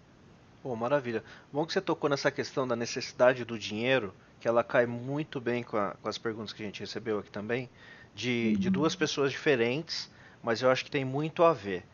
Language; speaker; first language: Portuguese; native; Portuguese